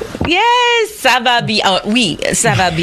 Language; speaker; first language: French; non-native, learner; English